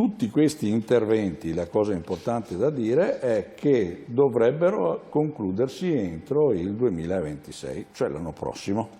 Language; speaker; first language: Italian; native; Italian